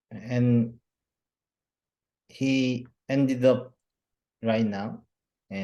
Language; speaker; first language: English; non-native, learner; Korean